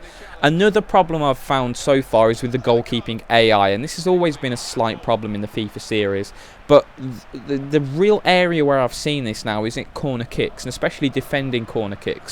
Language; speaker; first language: English; native; English